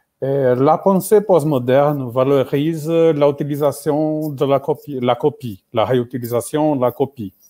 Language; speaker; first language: French; non-native, learner; Portuguese